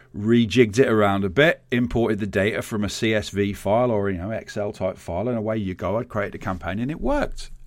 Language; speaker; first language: English; native; English